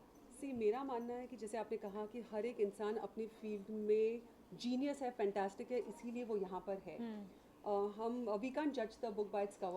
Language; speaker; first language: Hindi; native; Hindi